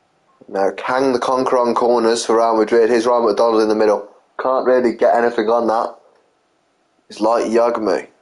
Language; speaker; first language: English; native; English